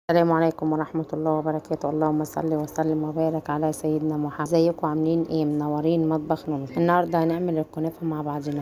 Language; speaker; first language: Arabic; native; Arabic